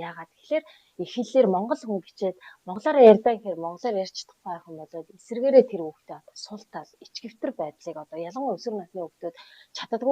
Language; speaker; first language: Mongolian; native; Mongolian